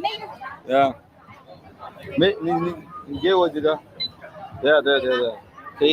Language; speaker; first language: Chinese; non-native, learner; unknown